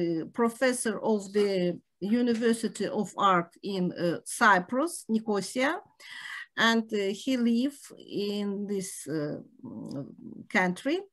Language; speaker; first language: English; non-native, learner; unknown